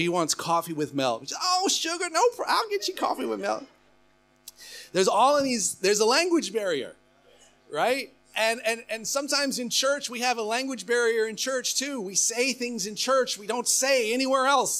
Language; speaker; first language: English; native; English